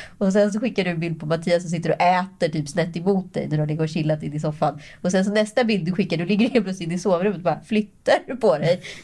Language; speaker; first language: Swedish; native; Swedish